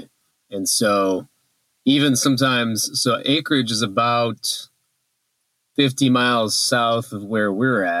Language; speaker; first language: English; native; English